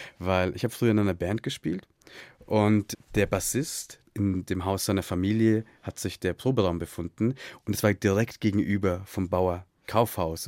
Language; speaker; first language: German; early bilingual, other home language; Tamil